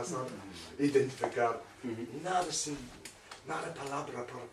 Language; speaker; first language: Spanish; non-native, learner; English